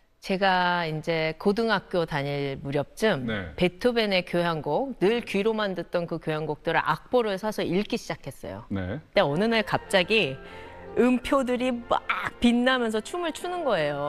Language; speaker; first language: Korean; native; Korean